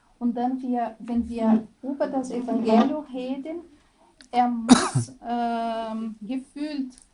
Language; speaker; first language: German; non-native, learner; Portuguese